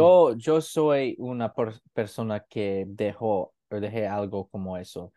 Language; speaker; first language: Spanish; non-native, learner; English